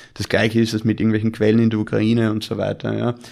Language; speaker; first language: German; native; German